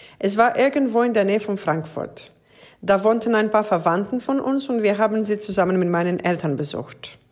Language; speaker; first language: German; non-native, fluent; Greek